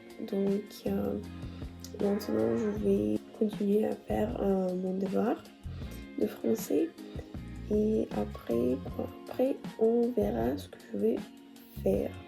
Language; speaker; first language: French; non-native, learner; Russian